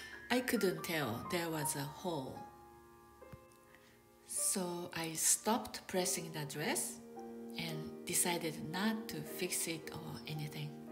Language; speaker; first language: English; non-native, fluent; Japanese